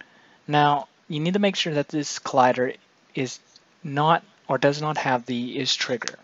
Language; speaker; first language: English; native; English